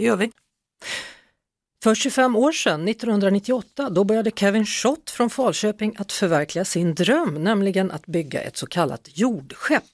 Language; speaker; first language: Swedish; native; Swedish